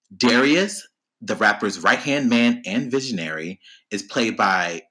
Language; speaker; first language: English; native; English